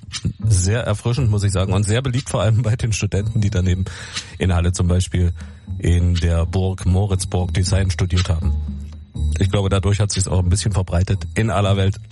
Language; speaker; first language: German; native; German